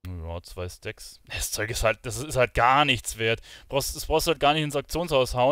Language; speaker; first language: German; native; German